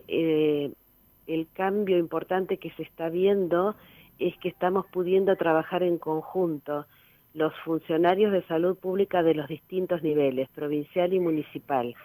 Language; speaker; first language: Spanish; native; Spanish